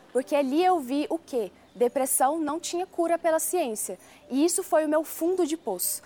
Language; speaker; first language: Portuguese; early bilingual, other home language; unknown